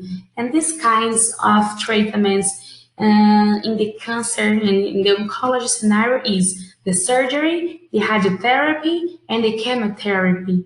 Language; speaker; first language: English; non-native, fluent; Portuguese